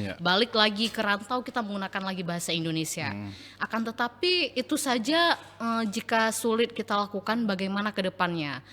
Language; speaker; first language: Indonesian; non-native, local second language; Achinese